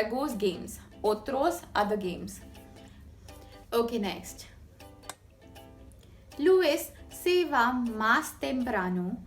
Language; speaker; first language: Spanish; non-native, fluent; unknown